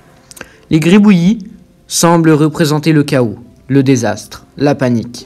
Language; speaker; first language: French; native; French